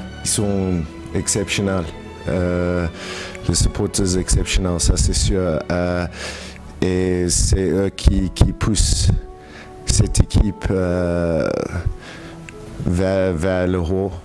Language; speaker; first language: French; non-native, learner; English